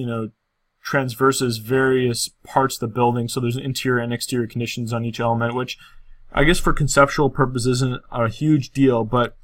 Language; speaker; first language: English; native; English